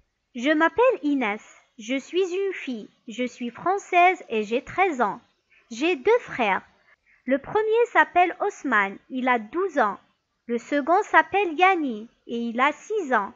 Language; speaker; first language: French; non-native, local second language; Arabic